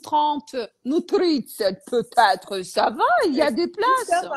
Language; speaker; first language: French; non-native, fluent; Ukrainian